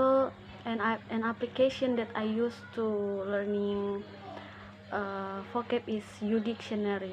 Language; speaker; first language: English; non-native, learner; Indonesian